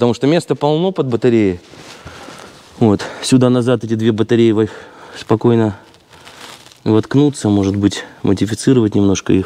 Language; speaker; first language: Russian; native; Russian